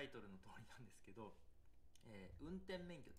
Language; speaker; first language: Japanese; native; Japanese